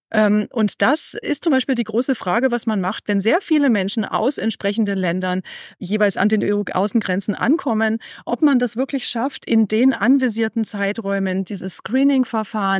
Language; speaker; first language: German; native; German